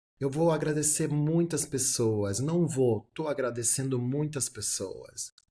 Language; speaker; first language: Portuguese; early bilingual, heritage; Portuguese